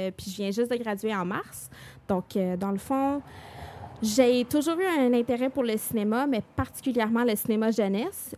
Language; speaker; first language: French; native; French